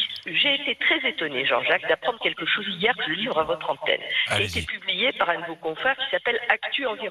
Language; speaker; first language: French; native; French